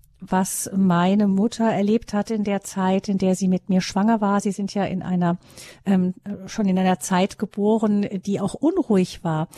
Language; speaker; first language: German; native; German